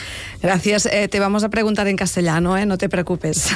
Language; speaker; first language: Spanish; non-native, local second language; Catalan